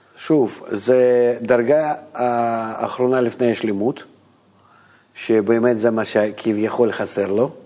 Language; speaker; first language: Hebrew; non-native, fluent; Russian